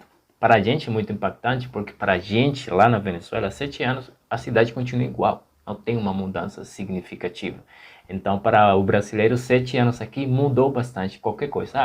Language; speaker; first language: Portuguese; non-native, fluent; Spanish